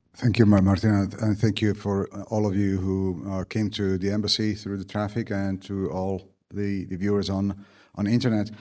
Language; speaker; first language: English; non-native, fluent; Slovak